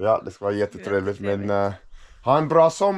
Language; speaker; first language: Swedish; non-native, learner; English